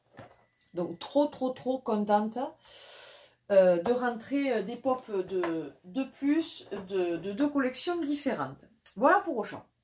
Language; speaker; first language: French; native; French